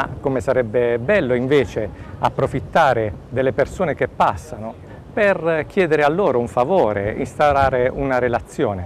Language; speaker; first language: Italian; native; Italian